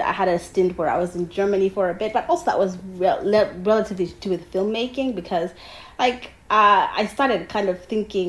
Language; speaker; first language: English; non-native, local second language; Ganda